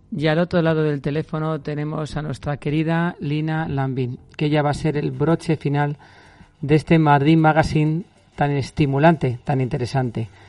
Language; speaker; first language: Spanish; native; Spanish